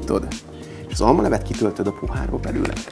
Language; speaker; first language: Hungarian; native; Hungarian